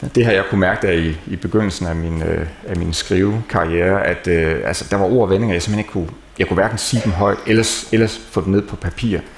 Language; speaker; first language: Danish; native; Danish